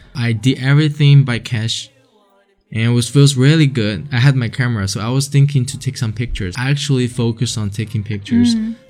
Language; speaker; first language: English; non-native, fluent; Chinese